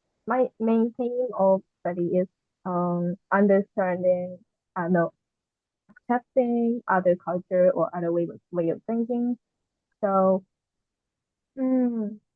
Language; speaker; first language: English; non-native, learner; Japanese